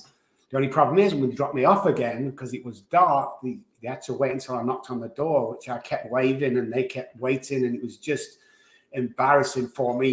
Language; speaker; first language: English; native; English